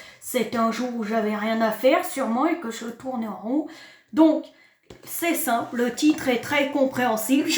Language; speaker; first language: French; native; French